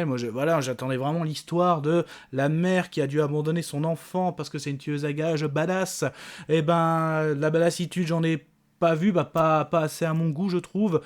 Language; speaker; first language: French; native; French